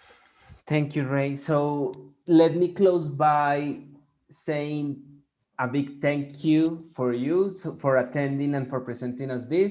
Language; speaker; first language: English; non-native, fluent; Spanish